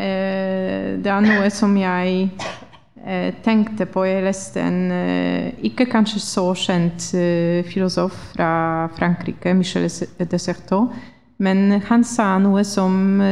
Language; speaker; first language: Norwegian; non-native, fluent; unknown